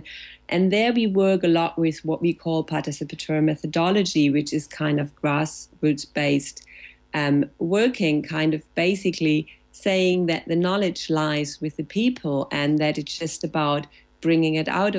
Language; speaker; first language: English; non-native, fluent; German